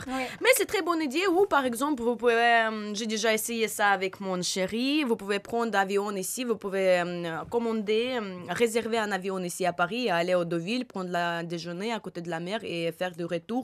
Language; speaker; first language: French; non-native, learner; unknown